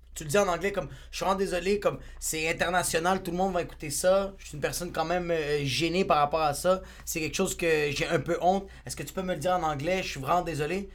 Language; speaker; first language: French; native; French